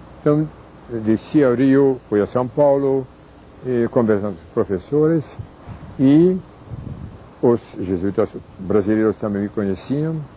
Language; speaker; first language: Portuguese; non-native, fluent; Hungarian